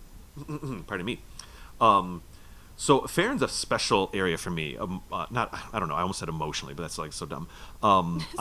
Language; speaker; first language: English; native; English